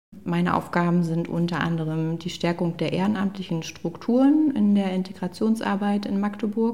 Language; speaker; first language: German; native; German